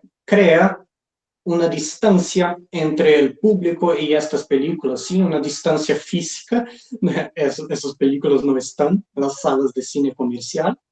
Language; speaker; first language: Spanish; non-native, fluent; Portuguese